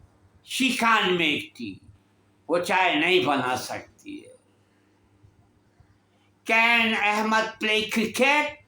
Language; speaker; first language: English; non-native, local second language; Urdu